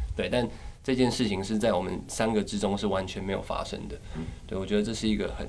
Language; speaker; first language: Chinese; native; Chinese